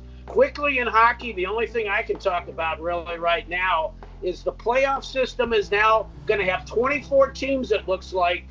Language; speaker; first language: English; native; English